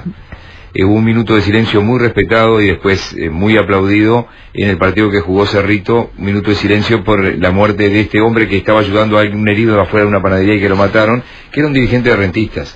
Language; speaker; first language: Spanish; native; Spanish